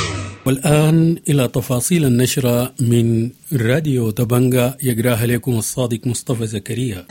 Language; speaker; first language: Arabic; native; Arabic